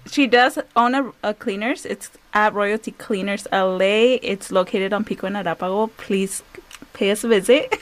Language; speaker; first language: English; early bilingual, other home language; Spanish